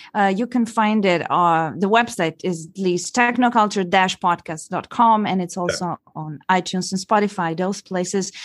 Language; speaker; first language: English; non-native, fluent; Italian